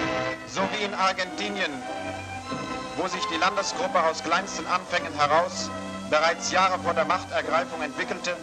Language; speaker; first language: German; native; German